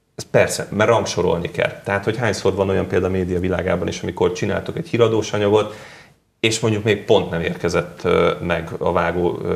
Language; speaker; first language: Hungarian; native; Hungarian